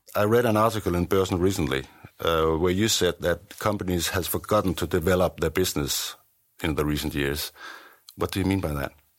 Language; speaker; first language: English; non-native, fluent; Danish